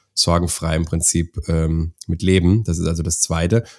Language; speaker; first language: German; native; German